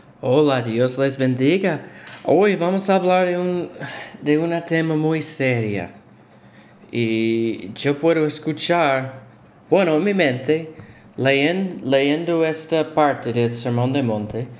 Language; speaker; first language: Spanish; non-native, fluent; English